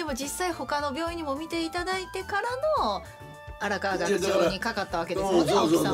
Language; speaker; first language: Japanese; native; Japanese